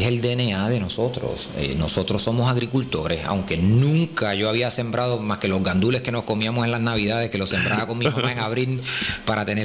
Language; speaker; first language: Spanish; native; Spanish